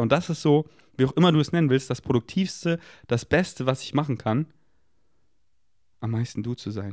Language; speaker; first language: German; native; German